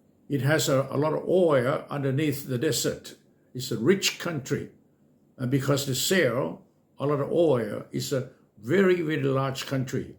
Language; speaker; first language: English; non-native, fluent; Thai